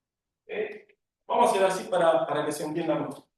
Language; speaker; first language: Spanish; native; Spanish